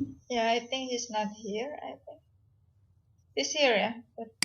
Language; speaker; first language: English; non-native, fluent; Indonesian